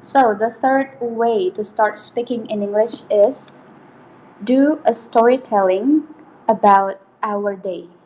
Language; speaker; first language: English; non-native, fluent; Indonesian